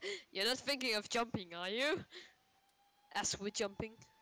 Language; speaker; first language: English; non-native, fluent; Danish